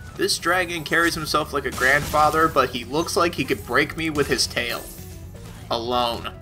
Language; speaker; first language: English; native; English